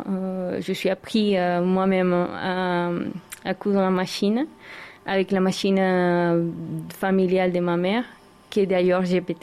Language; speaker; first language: French; non-native, learner; Spanish